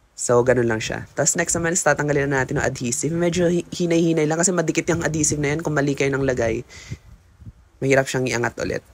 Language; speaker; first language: Filipino; native; Filipino